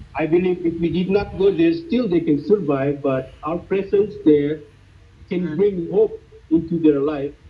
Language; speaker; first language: English; non-native, fluent; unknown